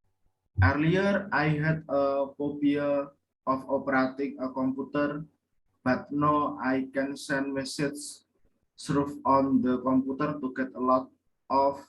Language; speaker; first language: English; non-native, learner; Indonesian